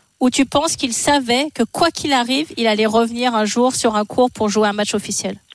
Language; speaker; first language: French; native; French